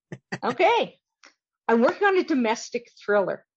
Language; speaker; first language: English; native; English